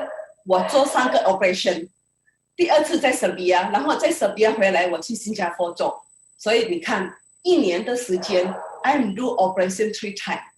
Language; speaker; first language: Chinese; early bilingual, heritage; Indonesian